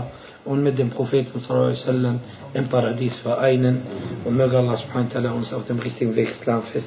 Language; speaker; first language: German; non-native, fluent; Arabic